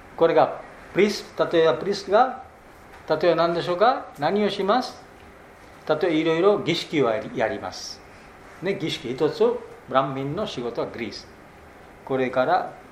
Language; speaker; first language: Japanese; non-native, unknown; Bangla